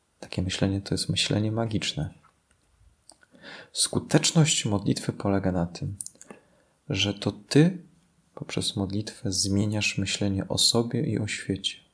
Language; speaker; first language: Polish; native; Polish